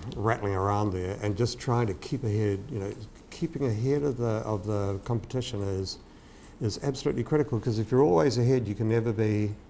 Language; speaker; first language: English; native; English